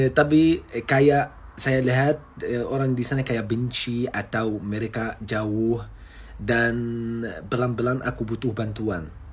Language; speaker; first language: Indonesian; non-native, fluent; Arabic